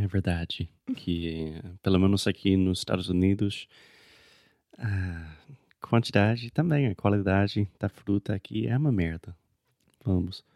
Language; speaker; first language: Portuguese; non-native, fluent; English